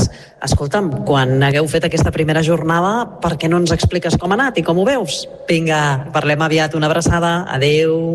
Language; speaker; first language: Catalan; native; Catalan